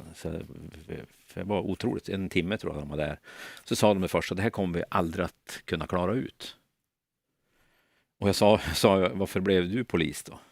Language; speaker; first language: Swedish; native; Swedish